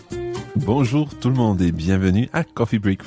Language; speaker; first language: French; non-native, fluent; English